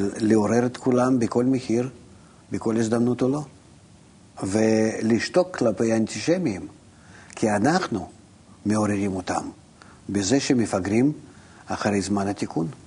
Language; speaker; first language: Hebrew; non-native, fluent; Russian